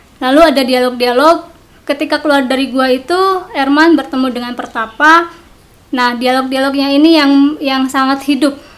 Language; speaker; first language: Indonesian; non-native, local second language; Sundanese